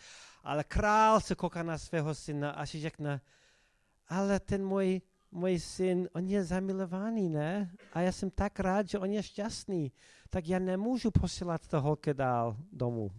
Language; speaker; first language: Czech; non-native, fluent; English